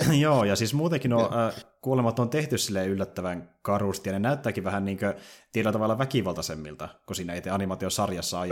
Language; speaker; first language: Finnish; native; Finnish